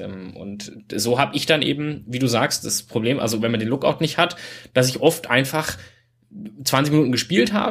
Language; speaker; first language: German; native; German